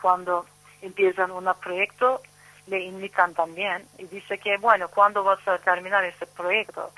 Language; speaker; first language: Spanish; non-native, fluent; Turkish